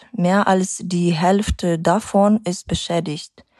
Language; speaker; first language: German; non-native, fluent; Ukrainian